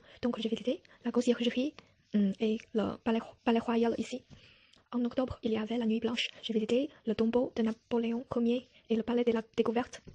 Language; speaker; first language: French; non-native, learner; Chinese